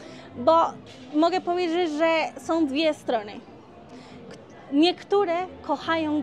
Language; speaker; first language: Polish; non-native, learner; Spanish